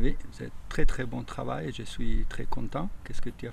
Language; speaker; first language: French; non-native, learner; Spanish